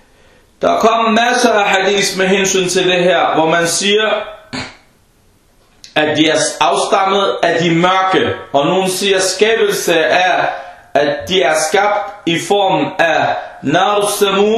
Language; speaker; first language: Danish; non-native, fluent; Arabic